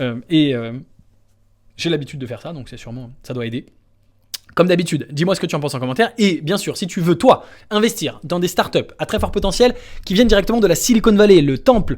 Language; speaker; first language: French; native; French